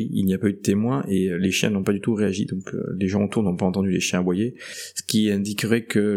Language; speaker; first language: French; native; French